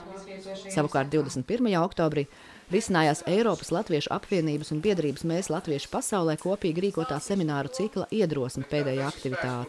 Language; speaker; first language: Latvian; native; Latvian